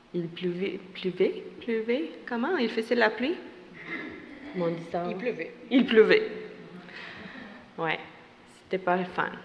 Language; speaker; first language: French; non-native, fluent; Spanish